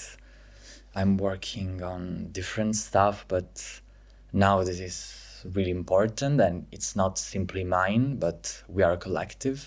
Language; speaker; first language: English; non-native, fluent; Italian